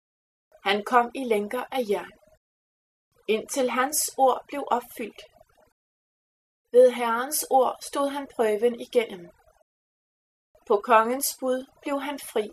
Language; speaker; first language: Danish; native; Danish